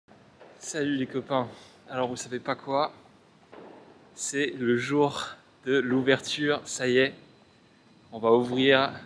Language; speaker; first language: French; native; French